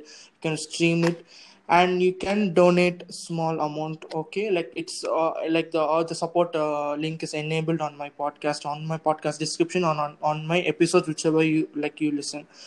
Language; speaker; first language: English; non-native, local second language; Tamil